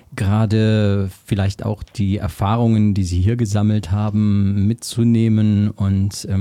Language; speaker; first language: German; native; German